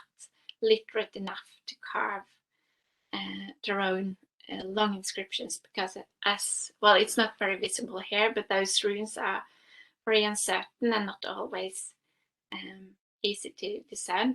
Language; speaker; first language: English; non-native, fluent; Norwegian